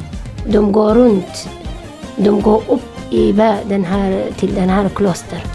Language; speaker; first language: Swedish; non-native, learner; Syriac